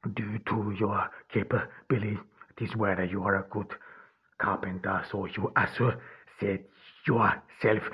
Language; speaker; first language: English; non-native, fluent; Turkish